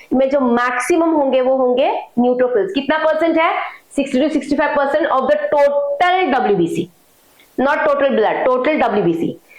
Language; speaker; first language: Hindi; non-native, local second language; Marathi